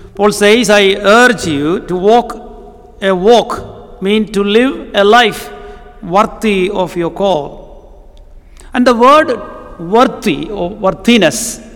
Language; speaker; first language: English; non-native, local second language; Malayalam